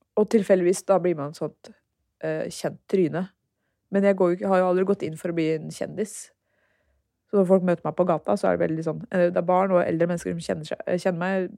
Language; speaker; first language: Norwegian; early bilingual, other home language; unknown